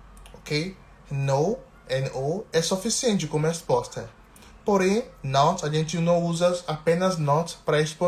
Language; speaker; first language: Portuguese; non-native, fluent; English